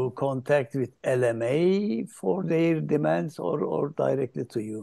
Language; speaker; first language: English; non-native, fluent; Turkish